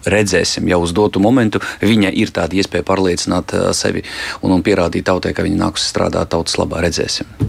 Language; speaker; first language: Latvian; non-native, local second language; Russian